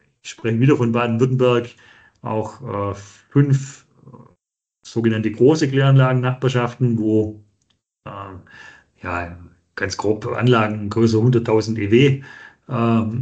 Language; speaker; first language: German; native; German